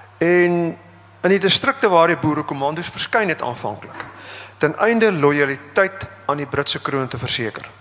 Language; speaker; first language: Afrikaans; native; Afrikaans